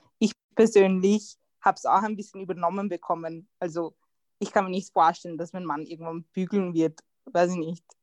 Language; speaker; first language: German; early bilingual, other home language; Croatian